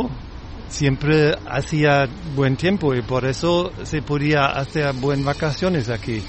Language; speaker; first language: Spanish; non-native, fluent; German